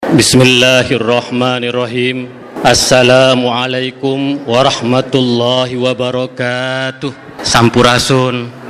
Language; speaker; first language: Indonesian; non-native, local second language; Madurese